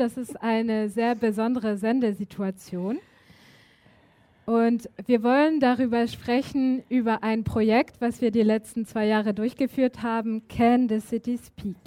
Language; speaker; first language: German; native; German